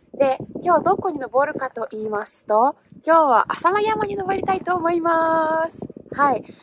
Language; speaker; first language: Japanese; non-native, fluent; Russian